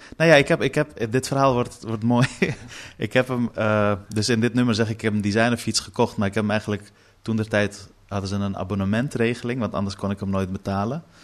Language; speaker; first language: Dutch; early bilingual, other home language; Persian